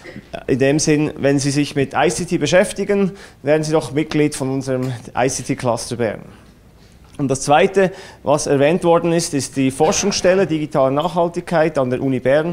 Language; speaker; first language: German; native; German